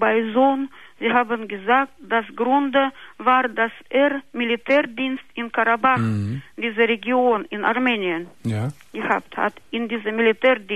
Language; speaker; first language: German; non-native, local second language; Russian